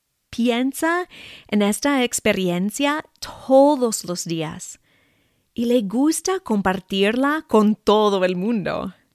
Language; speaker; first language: Spanish; non-native, fluent; English